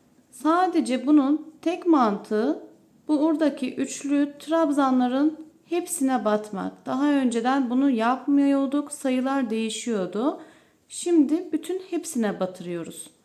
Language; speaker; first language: Turkish; native; Turkish